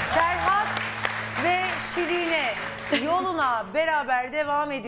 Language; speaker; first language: Turkish; native; Turkish